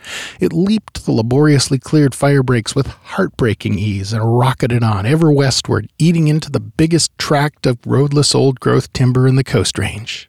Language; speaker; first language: English; native; English